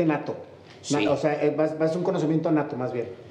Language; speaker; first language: Spanish; native; Spanish